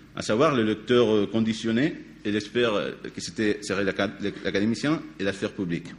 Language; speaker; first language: French; non-native, fluent; Spanish